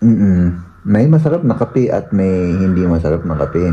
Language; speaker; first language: Filipino; non-native, local second language; Iloko